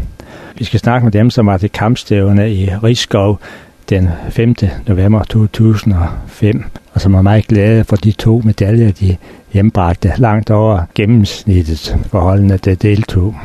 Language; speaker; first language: Danish; native; Danish